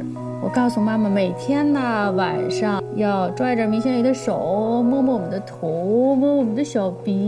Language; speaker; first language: Chinese; native; Chinese